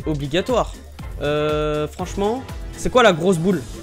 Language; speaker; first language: French; native; French